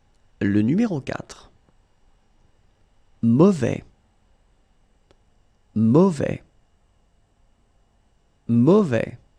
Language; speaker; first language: French; native; French